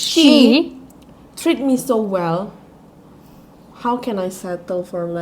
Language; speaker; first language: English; non-native, learner; Indonesian